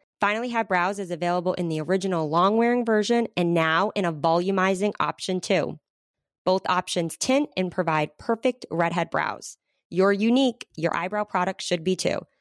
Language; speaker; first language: English; native; English